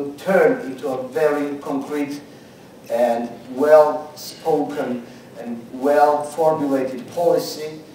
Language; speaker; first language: English; non-native, fluent; Georgian